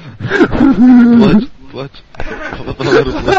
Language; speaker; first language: Russian; native; Russian